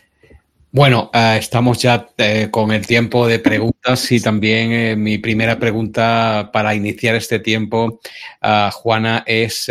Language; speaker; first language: Spanish; native; Spanish